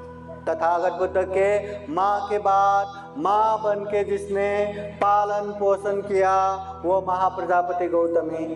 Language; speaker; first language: Hindi; non-native, local second language; Marathi